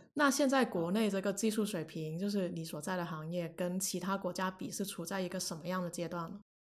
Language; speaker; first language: Chinese; non-native, local second language; Cantonese